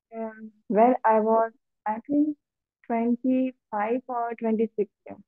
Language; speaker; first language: English; non-native, local second language; Urdu